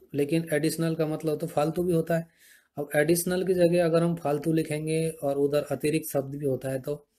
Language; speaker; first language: Hindi; native; Hindi